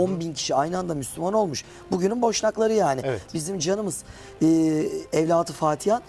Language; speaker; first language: Turkish; native; Turkish